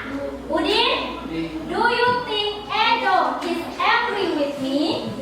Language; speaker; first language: English; non-native, fluent; Indonesian